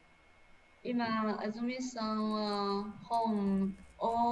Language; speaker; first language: Japanese; non-native, learner; English